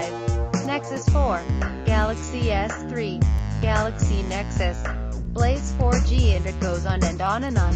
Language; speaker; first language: English; native; English